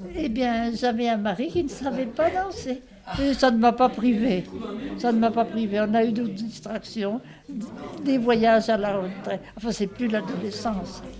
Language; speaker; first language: French; native; French